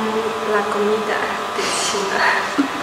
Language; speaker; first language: Spanish; non-native, learner; Chinese